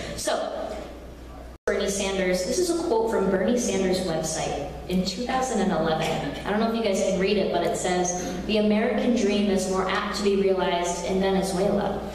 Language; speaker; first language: English; native; English